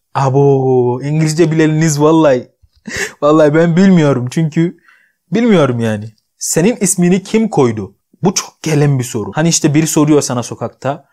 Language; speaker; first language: Turkish; non-native, fluent; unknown